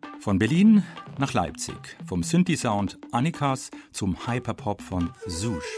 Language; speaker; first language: German; native; German